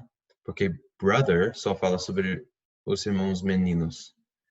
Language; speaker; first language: Portuguese; non-native, fluent; English